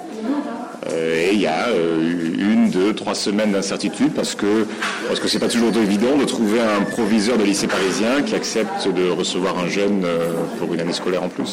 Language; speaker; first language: French; native; French